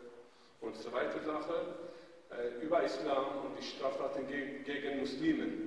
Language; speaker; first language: German; non-native, fluent; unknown